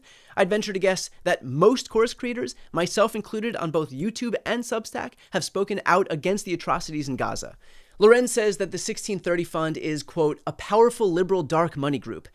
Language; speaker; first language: English; native; English